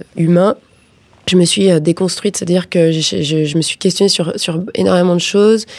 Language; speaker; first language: French; native; French